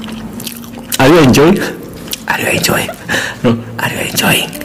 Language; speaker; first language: English; non-native, learner; Indonesian